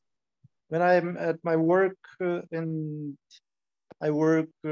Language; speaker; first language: English; non-native, learner; Portuguese